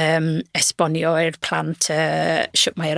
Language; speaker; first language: Welsh; non-native, local second language; English